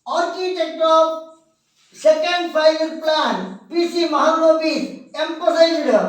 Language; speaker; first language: English; non-native, local second language; Telugu